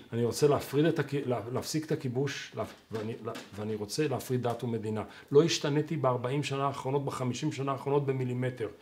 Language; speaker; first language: Hebrew; native; Hebrew